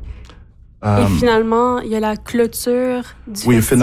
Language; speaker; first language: French; native; French